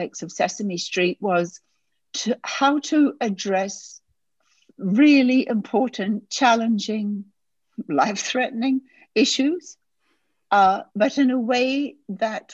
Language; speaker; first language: English; native; English